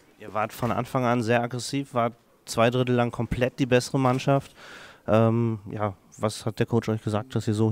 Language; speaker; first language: German; native; German